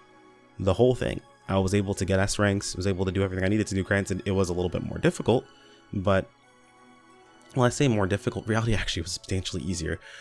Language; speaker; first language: English; native; English